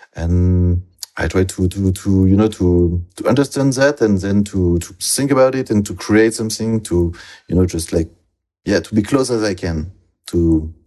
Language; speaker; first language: English; non-native, learner; French